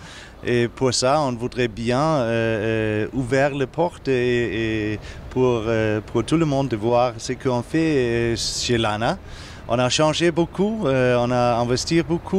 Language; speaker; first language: French; non-native, fluent; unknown